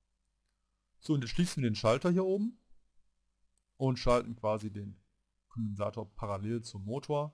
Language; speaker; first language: German; native; German